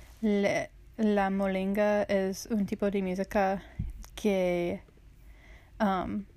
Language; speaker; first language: Spanish; non-native, learner; English